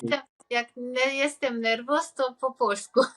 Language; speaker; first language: Polish; non-native, learner; Hungarian